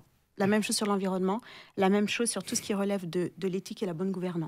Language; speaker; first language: French; native; French